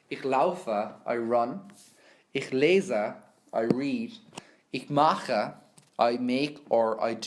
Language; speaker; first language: German; non-native, fluent; English